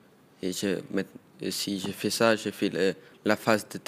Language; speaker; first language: French; non-native, local second language; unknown